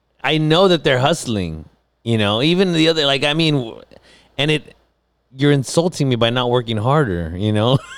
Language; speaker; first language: English; early bilingual, other home language; Spanish